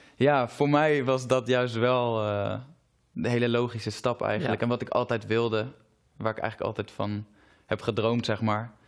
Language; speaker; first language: Dutch; native; Dutch